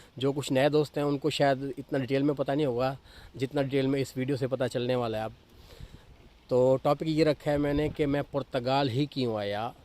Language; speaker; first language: Urdu; non-native, local second language; Saraiki